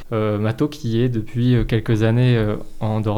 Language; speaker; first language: French; native; French